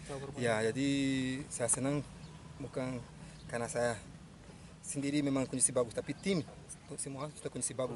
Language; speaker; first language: Indonesian; non-native, fluent; Portuguese